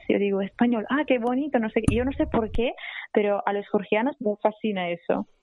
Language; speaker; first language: Spanish; non-native, fluent; Georgian